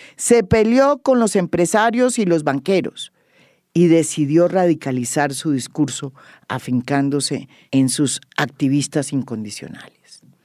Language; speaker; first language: Spanish; native; Spanish